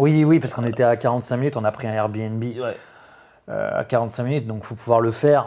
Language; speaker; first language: French; native; French